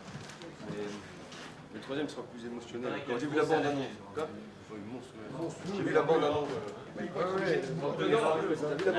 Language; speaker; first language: French; native; French